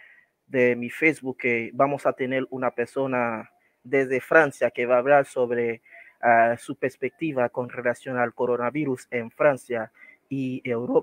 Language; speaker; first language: Spanish; non-native, fluent; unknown